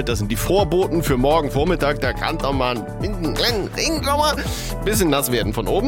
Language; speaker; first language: German; native; German